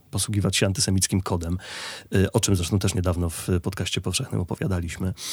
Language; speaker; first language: Polish; native; Polish